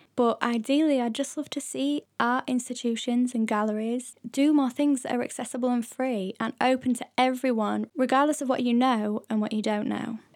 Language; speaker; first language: English; native; English